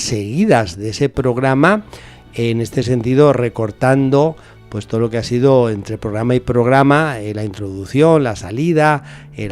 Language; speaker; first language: Spanish; native; Spanish